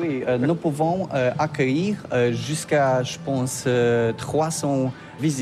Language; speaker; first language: French; non-native, learner; Polish